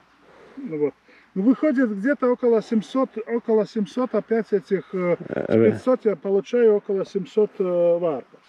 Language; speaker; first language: Russian; non-native, fluent; Latvian